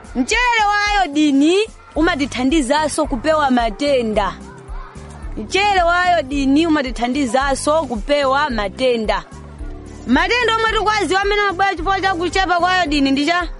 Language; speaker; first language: Nyanja; non-native, local second language; Tumbuka